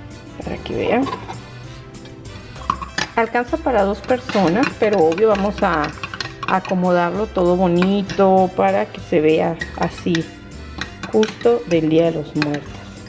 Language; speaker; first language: Spanish; native; Spanish